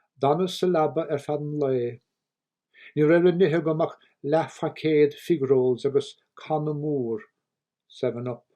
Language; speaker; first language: Irish; native; Irish